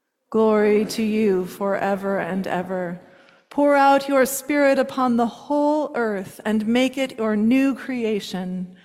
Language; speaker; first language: English; native; English